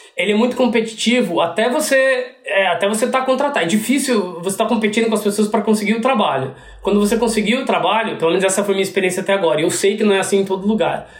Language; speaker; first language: Portuguese; native; Portuguese